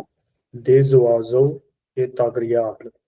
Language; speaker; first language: French; non-native, learner; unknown